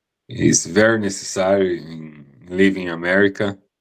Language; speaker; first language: English; non-native, learner; Portuguese